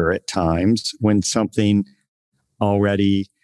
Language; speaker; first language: English; native; English